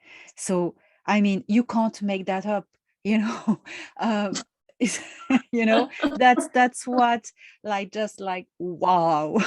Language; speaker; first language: English; non-native, fluent; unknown